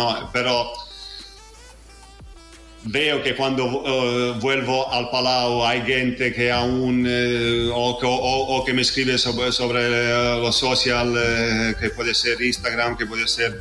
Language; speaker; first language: Spanish; non-native, fluent; Italian